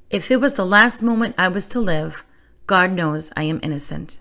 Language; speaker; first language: English; native; English